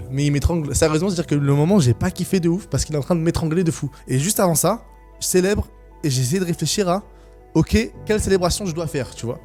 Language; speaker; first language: French; native; French